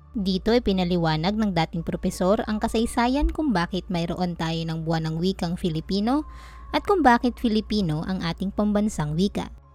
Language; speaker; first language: Filipino; non-native, local second language; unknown